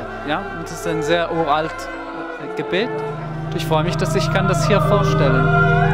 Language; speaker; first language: German; non-native, learner; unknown